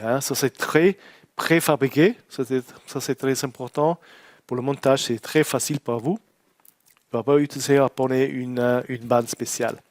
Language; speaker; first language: French; non-native, learner; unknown